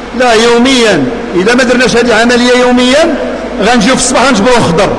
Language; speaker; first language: Arabic; native; Arabic